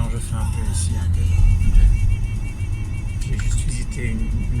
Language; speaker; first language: French; non-native, fluent; German